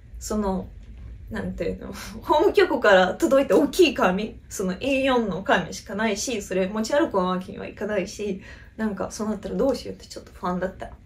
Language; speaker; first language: Japanese; non-native, fluent; Russian